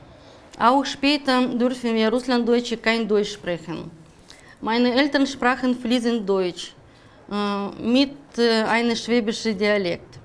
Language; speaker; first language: German; non-native, fluent; Russian